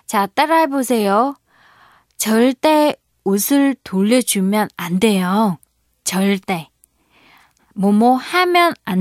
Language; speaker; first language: Korean; non-native, fluent; Vietnamese